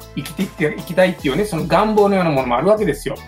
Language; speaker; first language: Japanese; non-native, fluent; Sinhala